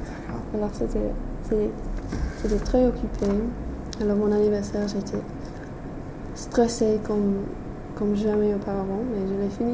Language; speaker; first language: French; non-native, fluent; English